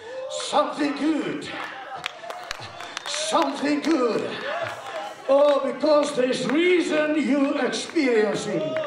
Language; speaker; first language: English; non-native, local second language; Afrikaans